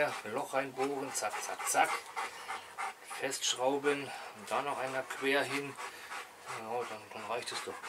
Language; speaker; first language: German; native; German